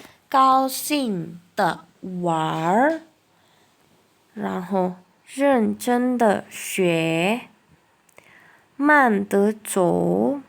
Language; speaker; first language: Chinese; non-native, fluent; Indonesian